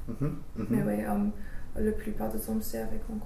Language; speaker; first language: French; non-native, learner; English